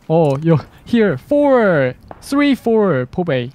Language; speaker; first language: English; non-native, learner; Korean